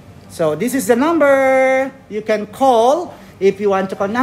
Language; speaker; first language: English; non-native, local second language; Filipino